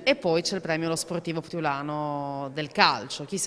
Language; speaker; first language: Italian; native; Italian